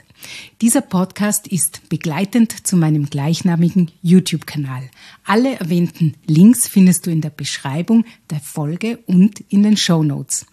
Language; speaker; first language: German; native; German